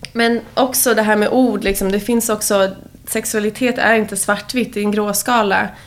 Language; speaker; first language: Swedish; early bilingual, heritage; Swedish